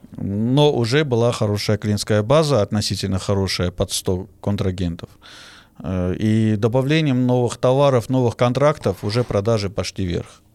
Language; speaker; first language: Russian; non-native, fluent; Armenian